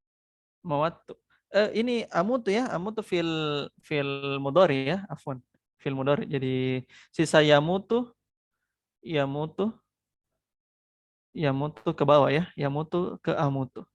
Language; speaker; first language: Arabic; non-native, fluent; Indonesian